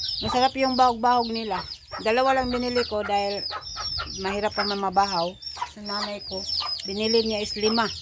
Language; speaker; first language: Filipino; non-native, local second language; Cebuano